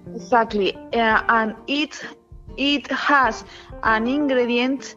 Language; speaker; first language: English; non-native, learner; Spanish